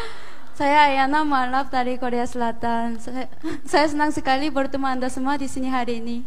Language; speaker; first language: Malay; non-native, fluent; Korean